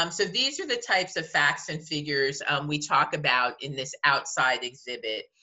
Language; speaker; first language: English; native; English